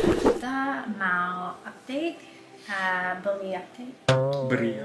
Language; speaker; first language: Indonesian; non-native, learner; English